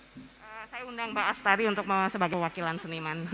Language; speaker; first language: Indonesian; native; Indonesian